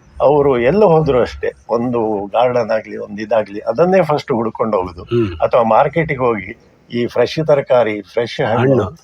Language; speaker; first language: Kannada; non-native, local second language; Konkani